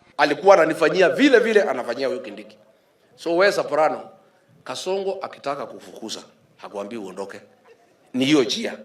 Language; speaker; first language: Swahili; non-native, local second language; Kikuyu